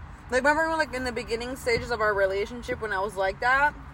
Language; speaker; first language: English; early bilingual, other home language; Spanish